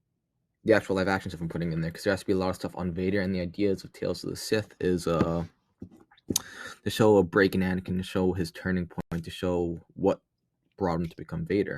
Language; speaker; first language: English; native; English